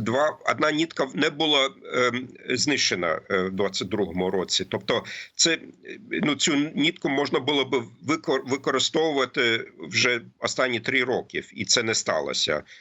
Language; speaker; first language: Ukrainian; non-native, fluent; German